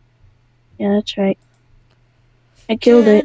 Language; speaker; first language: English; native; English